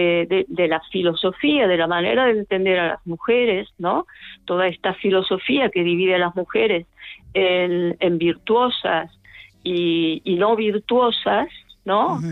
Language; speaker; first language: Spanish; native; Spanish